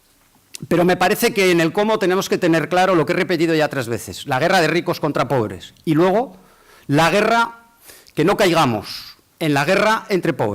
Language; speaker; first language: Spanish; native; Spanish